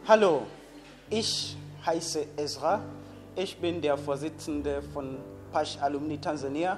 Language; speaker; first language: German; non-native, fluent; Swahili